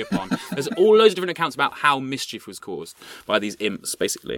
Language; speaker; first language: English; native; English